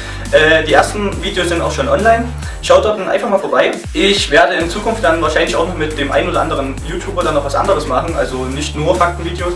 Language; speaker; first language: German; native; German